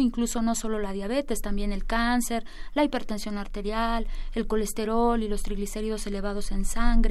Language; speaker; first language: Spanish; native; Spanish